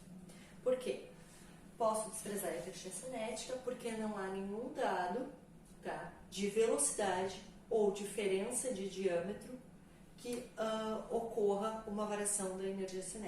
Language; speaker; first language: Portuguese; native; Portuguese